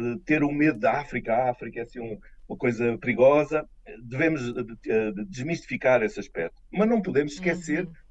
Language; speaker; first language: Portuguese; native; Portuguese